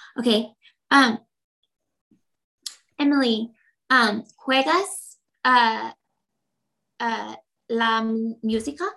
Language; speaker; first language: Spanish; non-native, learner; English